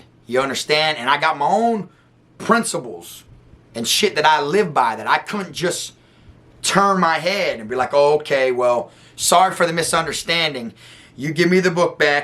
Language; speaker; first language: English; native; English